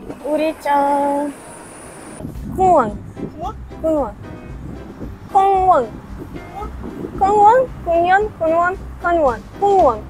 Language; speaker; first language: Korean; non-native, learner; Ukrainian